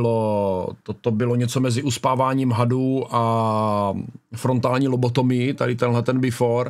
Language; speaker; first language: Czech; native; Czech